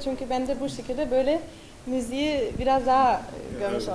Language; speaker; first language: Turkish; non-native, fluent; German